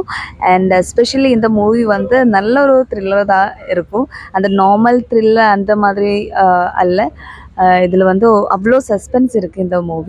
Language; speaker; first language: Tamil; non-native, learner; Malayalam